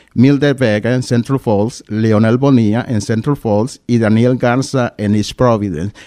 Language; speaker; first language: Spanish; native; Spanish